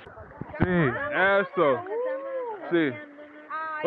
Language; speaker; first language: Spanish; non-native, learner; English